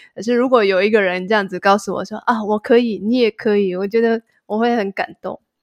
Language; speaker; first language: Chinese; native; Chinese